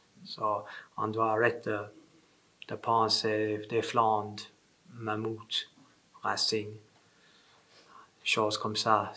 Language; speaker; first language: French; non-native, fluent; English